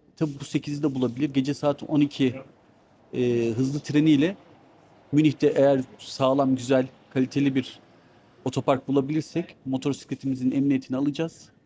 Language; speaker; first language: Turkish; early bilingual, heritage; Turkish